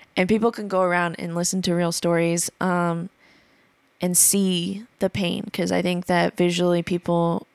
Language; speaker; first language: English; native; English